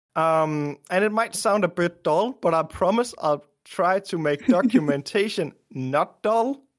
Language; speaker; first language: English; non-native, fluent; Danish